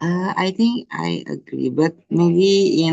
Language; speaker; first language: English; non-native, learner; Indonesian